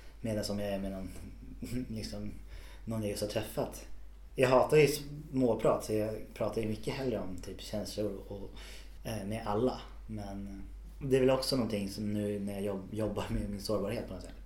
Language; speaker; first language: Swedish; native; Swedish